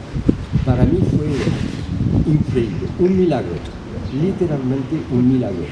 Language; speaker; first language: Spanish; early bilingual, heritage; French